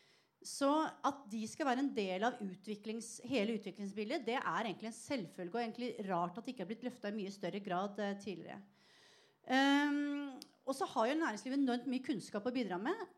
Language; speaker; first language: Norwegian; native; Norwegian